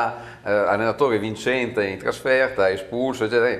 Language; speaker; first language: Italian; native; Italian